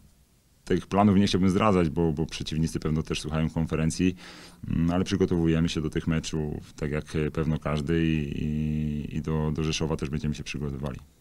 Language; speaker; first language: Polish; native; Polish